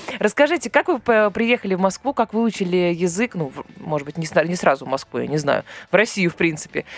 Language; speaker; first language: Russian; native; Russian